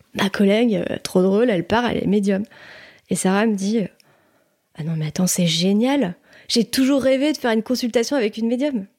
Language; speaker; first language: French; native; French